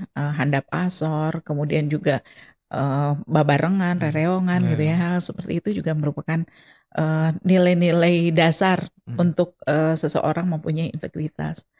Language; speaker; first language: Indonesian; non-native, local second language; Sundanese